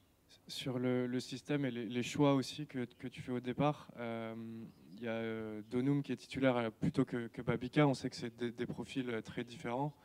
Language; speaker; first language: French; native; French